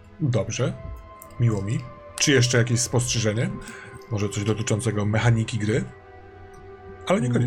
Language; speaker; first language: Polish; native; Polish